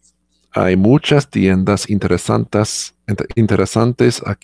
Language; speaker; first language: Spanish; non-native, learner; English